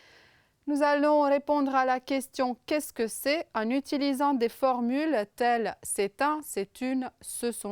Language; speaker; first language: French; non-native, fluent; Romanian